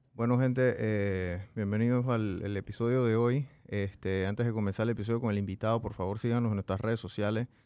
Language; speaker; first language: Spanish; native; Spanish